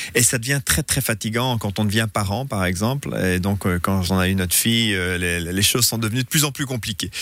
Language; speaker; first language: French; native; French